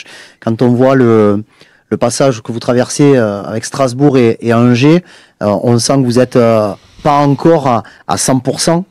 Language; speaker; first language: French; native; French